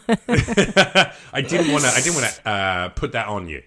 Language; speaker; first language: English; native; English